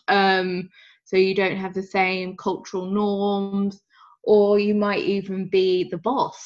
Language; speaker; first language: English; native; English